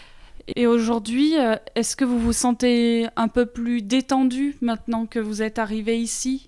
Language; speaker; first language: French; native; French